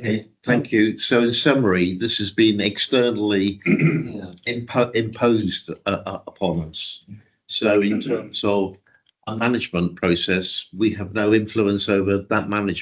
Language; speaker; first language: English; native; English